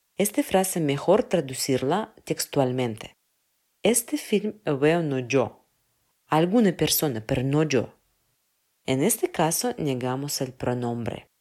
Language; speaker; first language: Spanish; non-native, fluent; Russian